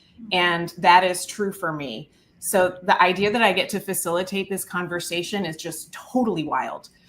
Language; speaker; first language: English; native; English